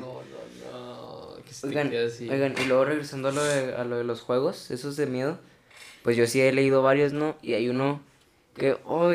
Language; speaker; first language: Spanish; native; Spanish